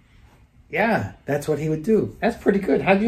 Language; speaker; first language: English; native; English